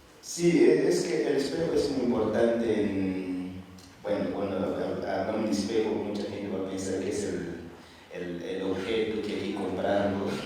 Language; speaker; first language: Spanish; non-native, fluent; Tsonga